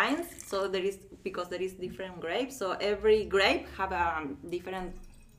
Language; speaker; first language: English; non-native, fluent; Spanish